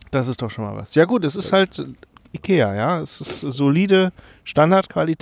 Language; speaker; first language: German; native; German